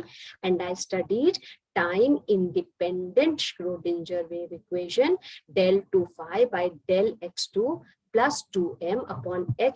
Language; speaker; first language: English; non-native, local second language; Hindi